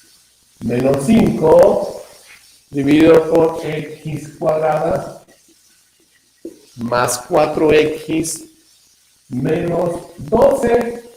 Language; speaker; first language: Spanish; native; Spanish